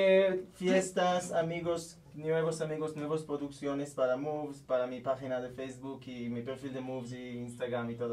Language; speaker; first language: Spanish; non-native, learner; Hebrew